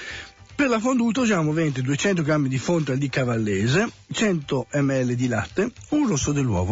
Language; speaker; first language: Italian; native; Italian